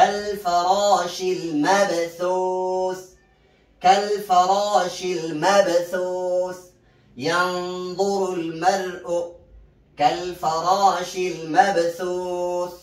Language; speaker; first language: Arabic; non-native, fluent; Oromo